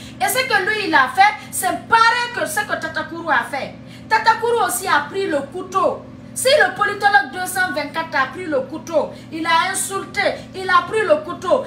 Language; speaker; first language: French; non-native, local second language; Fula